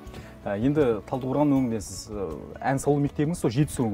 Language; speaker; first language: Kazakh; native; Kazakh